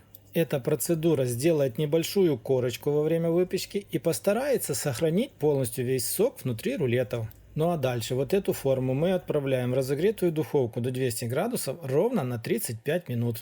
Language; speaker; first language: Russian; native; Russian